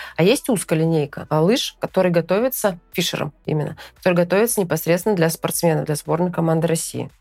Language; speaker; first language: Russian; native; Russian